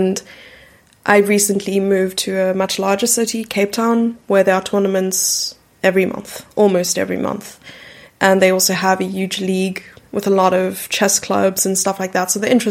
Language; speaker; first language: English; native; English